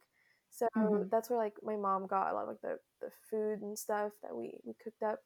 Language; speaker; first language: English; early bilingual, other home language; French